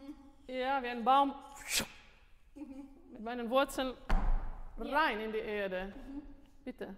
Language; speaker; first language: German; non-native, fluent; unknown